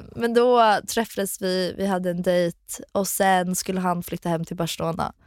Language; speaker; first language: Swedish; non-native, fluent; English